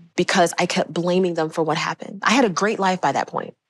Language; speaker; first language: English; native; English